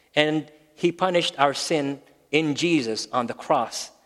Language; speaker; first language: English; non-native, local second language; Filipino